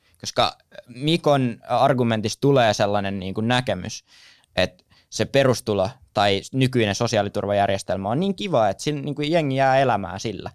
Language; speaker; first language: Finnish; native; Finnish